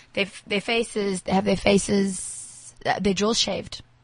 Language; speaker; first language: English; native; English